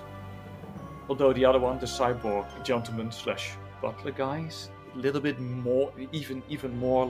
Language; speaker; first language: English; non-native, fluent; Dutch